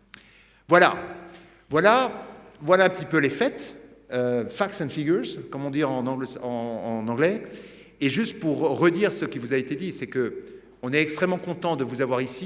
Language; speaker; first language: French; native; French